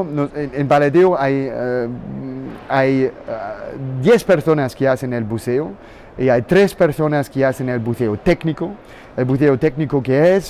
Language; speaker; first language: Spanish; non-native, learner; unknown